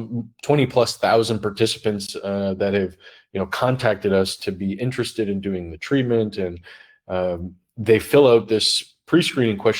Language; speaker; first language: English; native; English